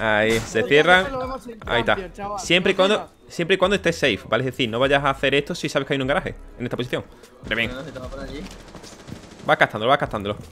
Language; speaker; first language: Spanish; native; Spanish